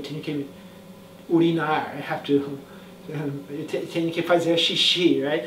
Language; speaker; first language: Portuguese; non-native, fluent; English